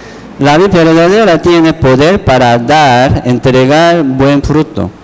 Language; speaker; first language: Spanish; non-native, learner; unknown